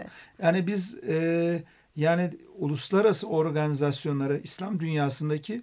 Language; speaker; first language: Turkish; native; Turkish